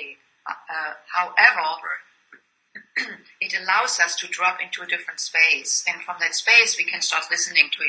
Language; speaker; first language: English; non-native, fluent; German